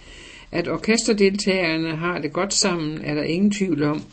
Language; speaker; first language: Danish; native; Danish